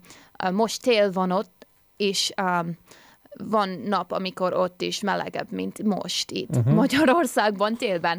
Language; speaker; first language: Hungarian; early bilingual, heritage; Hungarian